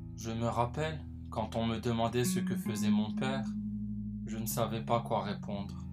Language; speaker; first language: French; non-native, local second language; Arabic